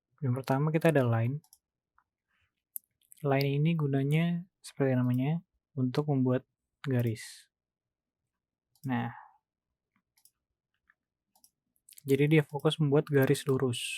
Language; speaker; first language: Indonesian; native; Indonesian